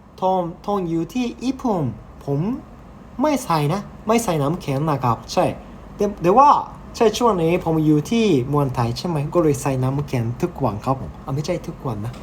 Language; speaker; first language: Thai; non-native, learner; Japanese